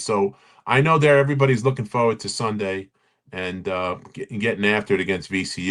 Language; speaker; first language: English; native; English